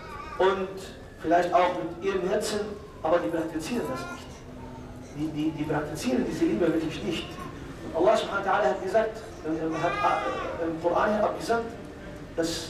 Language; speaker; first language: German; non-native, fluent; Arabic